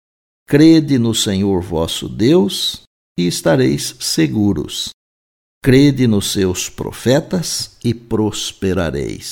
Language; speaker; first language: Portuguese; native; Portuguese